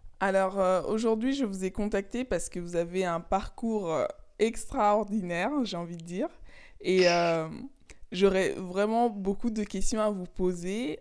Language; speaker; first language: French; native; French